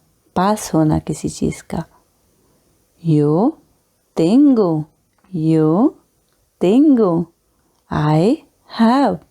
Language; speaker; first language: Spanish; non-native, fluent; Hindi